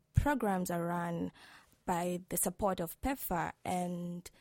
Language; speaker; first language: English; non-native, local second language; Swahili